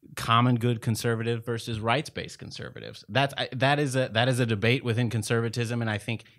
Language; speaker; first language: English; native; English